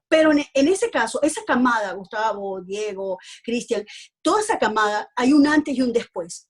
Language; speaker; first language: Spanish; native; Spanish